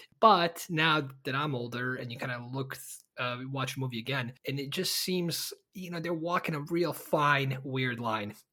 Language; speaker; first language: English; early bilingual, other home language; Bosnian